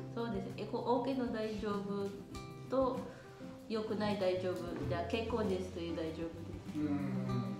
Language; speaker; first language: Japanese; non-native, learner; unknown